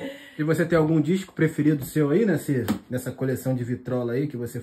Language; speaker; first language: Portuguese; non-native, fluent; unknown